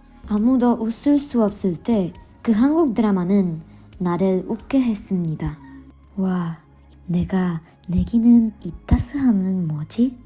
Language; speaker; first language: Korean; non-native, learner; Spanish